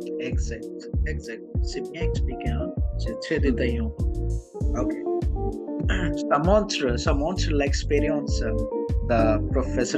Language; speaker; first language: French; non-native, local second language; Hindi